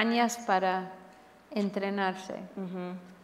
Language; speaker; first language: Spanish; non-native, fluent; English